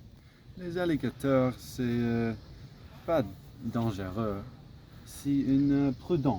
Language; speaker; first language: French; non-native, learner; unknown